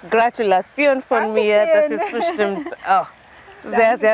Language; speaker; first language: German; non-native, fluent; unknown